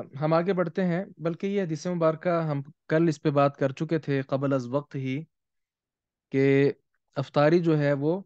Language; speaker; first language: Urdu; native; Urdu